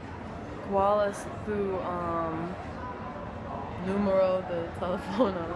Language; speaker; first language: Spanish; non-native, learner; English